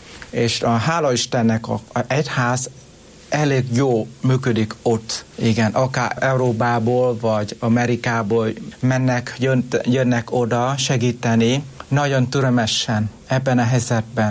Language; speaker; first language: Hungarian; non-native, learner; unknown